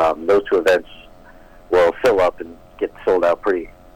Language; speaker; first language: English; native; English